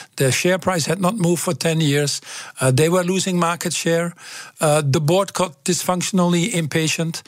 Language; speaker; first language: English; non-native, fluent; Dutch